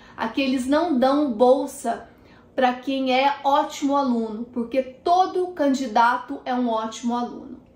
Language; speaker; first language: Portuguese; native; Portuguese